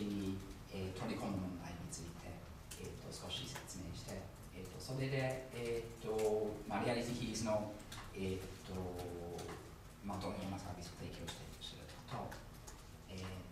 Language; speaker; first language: Japanese; non-native, fluent; English